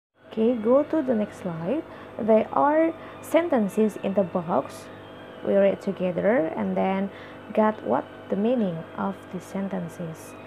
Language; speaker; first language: English; non-native, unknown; Indonesian